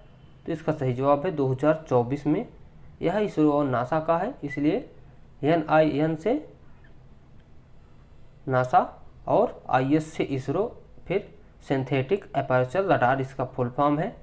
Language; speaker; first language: Hindi; native; Hindi